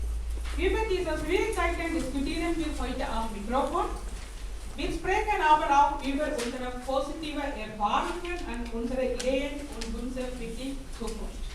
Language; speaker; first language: German; non-native, fluent; Tamil